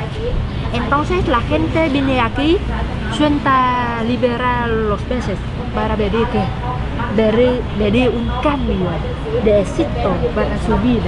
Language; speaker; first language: Spanish; non-native, learner; Vietnamese